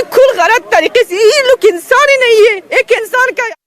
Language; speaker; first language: Hindi; non-native, learner; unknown